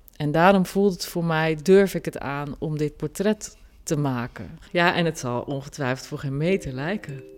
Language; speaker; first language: Dutch; native; Dutch